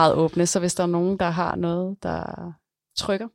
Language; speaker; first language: Danish; native; Danish